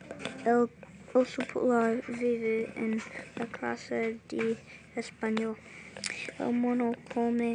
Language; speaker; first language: Spanish; non-native, learner; English